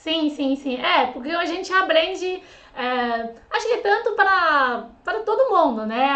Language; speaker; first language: Portuguese; non-native, fluent; Chinese